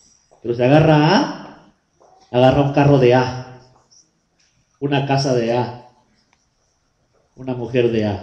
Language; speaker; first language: Spanish; native; Spanish